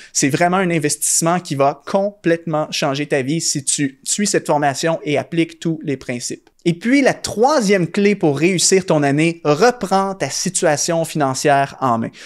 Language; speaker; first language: French; native; French